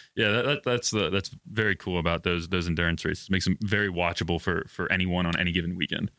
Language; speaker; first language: English; native; English